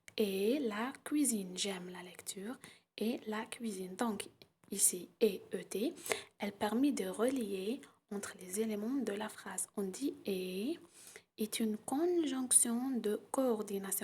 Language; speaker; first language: French; non-native, local second language; Arabic